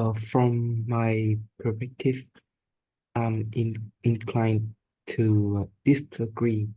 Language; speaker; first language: English; non-native, learner; Vietnamese